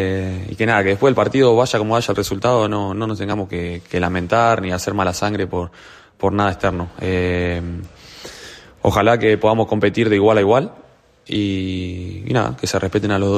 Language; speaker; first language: Spanish; native; Spanish